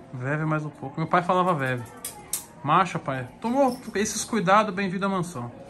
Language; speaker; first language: Portuguese; native; Portuguese